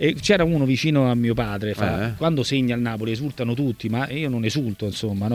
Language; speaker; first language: Italian; native; Italian